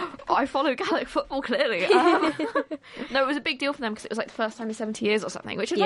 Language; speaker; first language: English; native; English